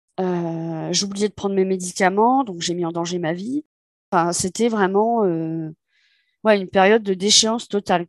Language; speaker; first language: French; native; French